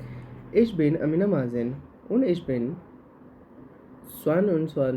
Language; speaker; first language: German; non-native, learner; Hindi